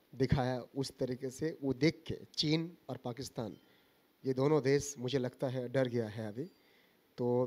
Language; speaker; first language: Hindi; non-native, local second language; Bangla